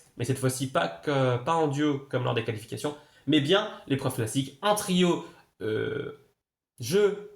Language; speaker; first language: French; native; French